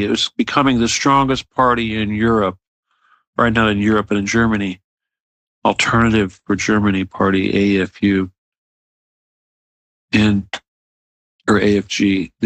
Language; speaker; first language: English; native; English